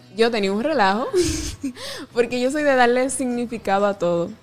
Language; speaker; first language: Spanish; native; Spanish